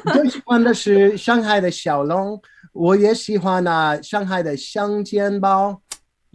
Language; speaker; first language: Chinese; non-native, learner; English